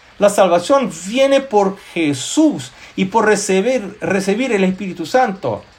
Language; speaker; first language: Spanish; non-native, fluent; Portuguese